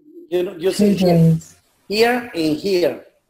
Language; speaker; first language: English; non-native, learner; Spanish